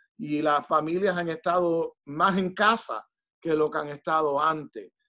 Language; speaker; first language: Spanish; early bilingual, heritage; Spanish